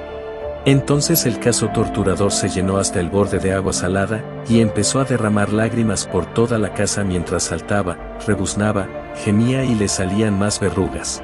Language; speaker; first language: Spanish; native; Spanish